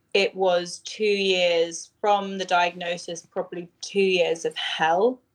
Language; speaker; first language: English; native; English